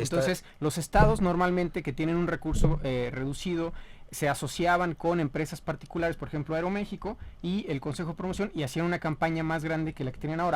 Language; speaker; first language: Spanish; native; Spanish